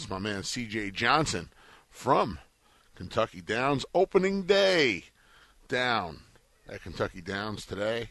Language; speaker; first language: English; native; English